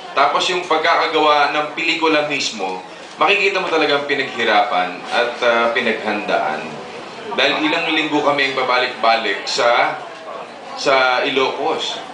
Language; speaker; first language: Filipino; native; Filipino